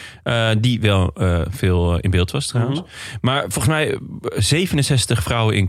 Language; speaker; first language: Dutch; native; Dutch